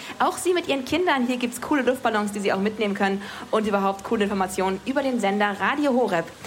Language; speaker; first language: German; native; German